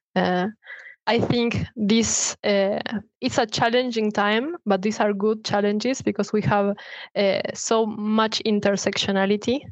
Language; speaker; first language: English; non-native, fluent; Spanish